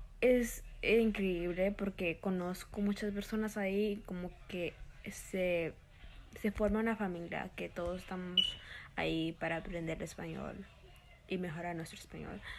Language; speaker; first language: Spanish; early bilingual, heritage; Spanish